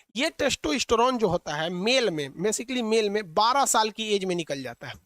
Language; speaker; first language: Hindi; native; Hindi